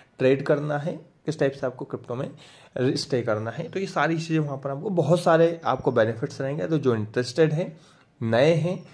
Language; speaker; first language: Hindi; native; Hindi